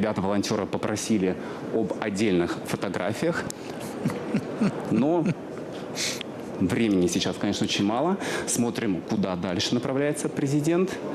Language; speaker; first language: Russian; native; Russian